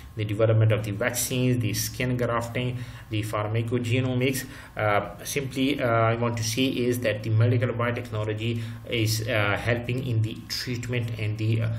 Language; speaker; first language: English; non-native, local second language; Urdu